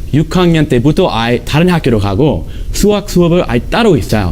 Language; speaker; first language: Korean; non-native, fluent; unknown